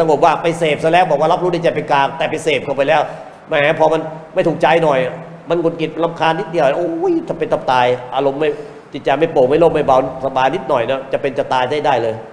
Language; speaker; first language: Thai; native; Thai